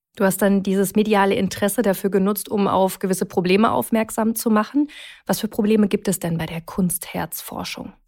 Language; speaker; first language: German; native; German